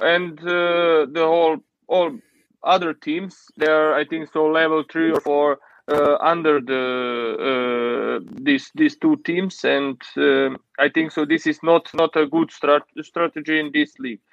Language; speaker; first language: English; non-native, learner; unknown